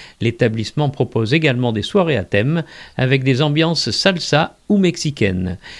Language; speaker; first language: French; native; French